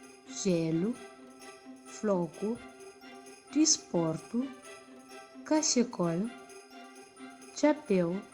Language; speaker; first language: Portuguese; non-native, local second language; Kabuverdianu